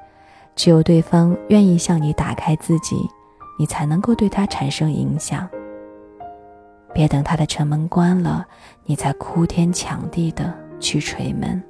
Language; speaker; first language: Chinese; native; Chinese